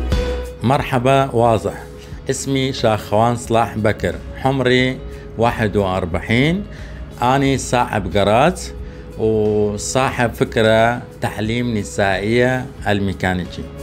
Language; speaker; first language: Arabic; non-native, local second language; Central Kurdish